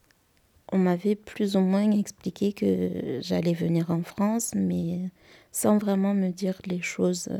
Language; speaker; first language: French; native; French